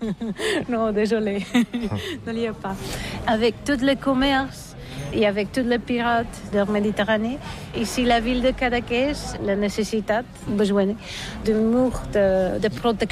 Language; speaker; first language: French; non-native, learner; Catalan